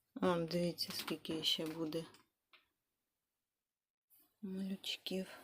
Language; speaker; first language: Ukrainian; native; Ukrainian